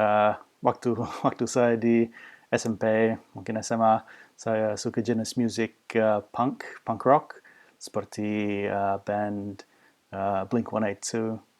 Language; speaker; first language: Indonesian; non-native, fluent; English